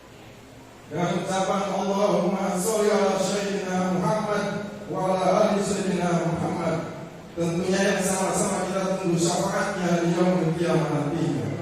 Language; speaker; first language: Indonesian; native; Indonesian